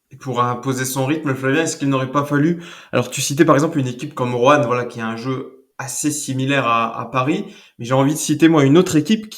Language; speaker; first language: French; native; French